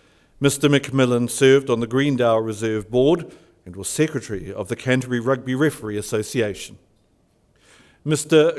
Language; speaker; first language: English; native; English